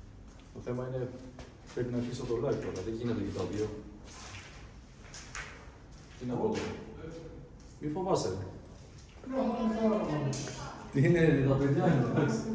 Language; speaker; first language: Greek; early bilingual, other home language; Albanian